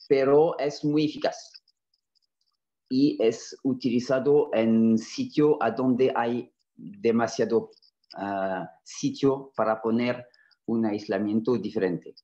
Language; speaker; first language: Spanish; non-native, fluent; French